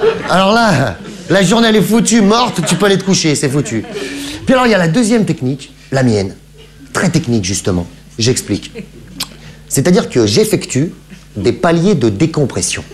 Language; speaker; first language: French; native; French